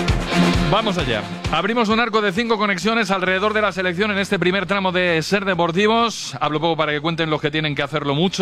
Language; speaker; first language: Spanish; native; Spanish